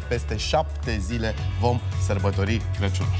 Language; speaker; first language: Romanian; native; Romanian